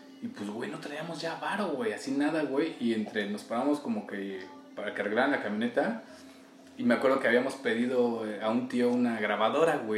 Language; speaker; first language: Spanish; native; Spanish